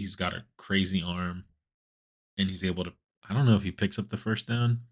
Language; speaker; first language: English; native; English